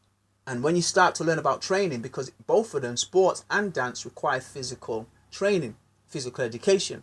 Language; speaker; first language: English; native; English